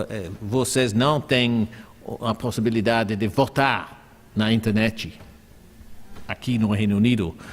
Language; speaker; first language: Portuguese; non-native, fluent; English